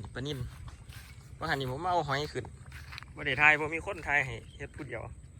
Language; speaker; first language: Thai; non-native, local second language; Northeastern Thai